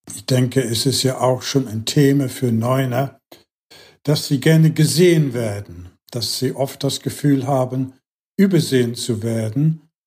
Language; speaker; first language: German; non-native, fluent; English